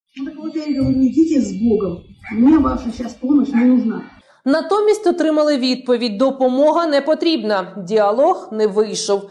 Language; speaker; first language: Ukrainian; native; Ukrainian